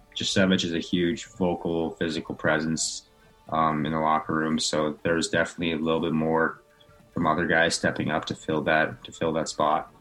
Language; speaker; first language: English; native; English